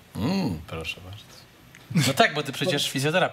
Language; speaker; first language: Polish; native; Polish